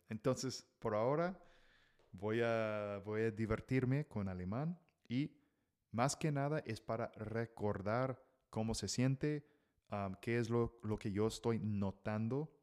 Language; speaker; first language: Spanish; non-native, fluent; English